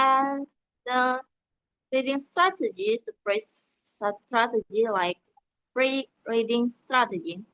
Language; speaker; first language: English; non-native, learner; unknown